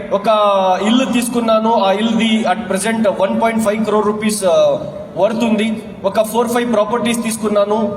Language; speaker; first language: Telugu; non-native, local second language; Urdu